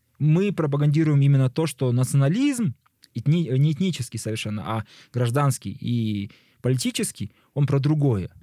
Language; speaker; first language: Russian; native; Russian